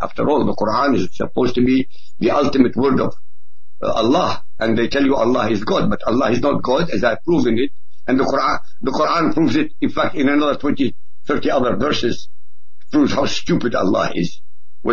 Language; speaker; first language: English; non-native, fluent; Arabic